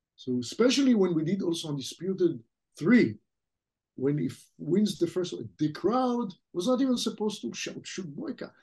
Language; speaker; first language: English; non-native, fluent; French